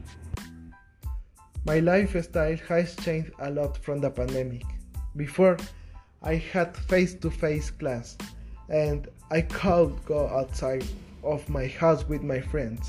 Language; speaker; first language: English; non-native, learner; Spanish